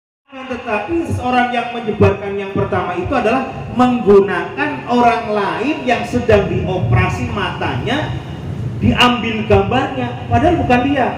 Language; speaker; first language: Indonesian; non-native, local second language; Javanese